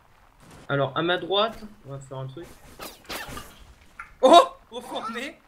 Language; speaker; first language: French; native; French